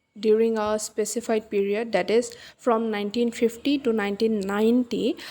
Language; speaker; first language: English; non-native, local second language; Assamese